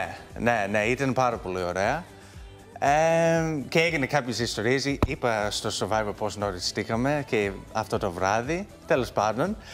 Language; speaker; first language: Greek; non-native, learner; English